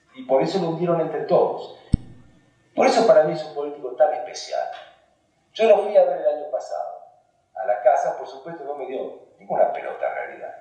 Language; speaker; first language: Spanish; early bilingual, other home language; Hungarian